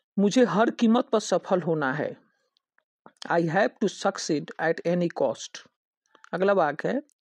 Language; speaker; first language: Hindi; native; Hindi